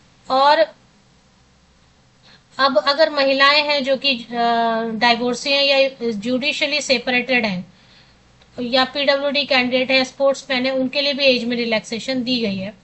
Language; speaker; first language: Hindi; native; Hindi